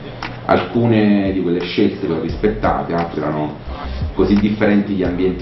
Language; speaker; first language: Italian; native; Italian